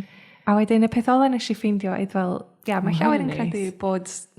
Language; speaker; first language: Welsh; native; Welsh